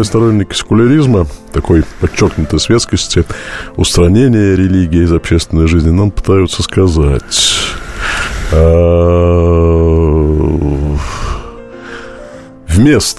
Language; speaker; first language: Russian; native; Russian